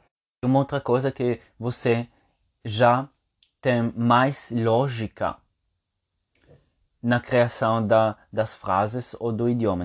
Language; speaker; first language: Portuguese; non-native, fluent; Italian